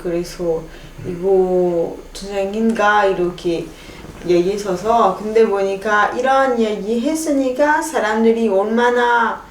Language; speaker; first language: Korean; non-native, fluent; French